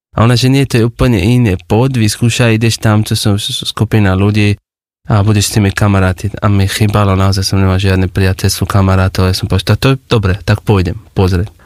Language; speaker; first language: Slovak; non-native, fluent; Persian